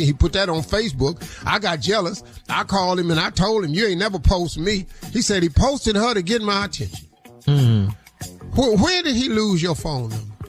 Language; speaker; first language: English; native; English